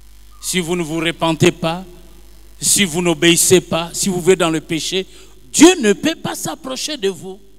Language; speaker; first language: French; non-native, local second language; Lingala